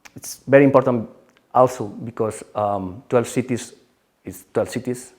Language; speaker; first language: English; non-native, learner; Spanish